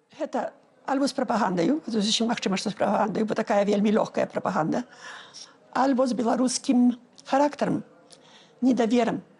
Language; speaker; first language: Belarusian; early bilingual, heritage; Belarusian